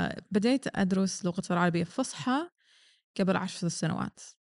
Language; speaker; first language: Arabic; non-native, learner; English